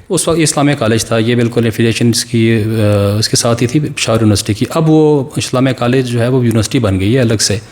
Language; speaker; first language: Urdu; non-native, local second language; Pashto